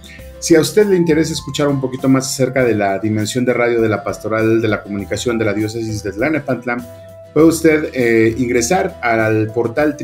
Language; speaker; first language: Spanish; native; Spanish